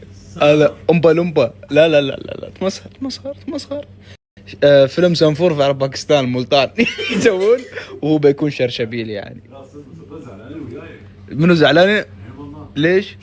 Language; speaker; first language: Arabic; native; Arabic